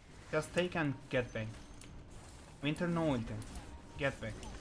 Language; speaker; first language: English; non-native, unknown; Turkish